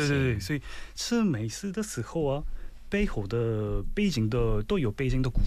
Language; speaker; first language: Chinese; non-native, fluent; Korean